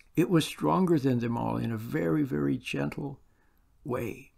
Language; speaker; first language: English; native; English